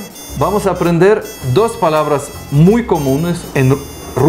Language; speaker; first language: Spanish; non-native, fluent; Russian